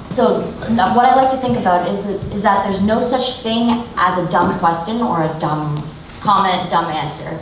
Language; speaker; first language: English; native; English